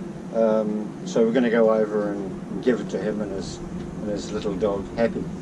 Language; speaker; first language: English; native; English